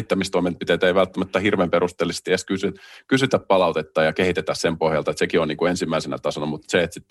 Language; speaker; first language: Finnish; native; Finnish